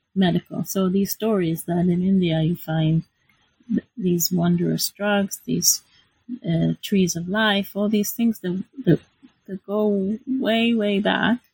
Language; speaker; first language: English; non-native, fluent; Hebrew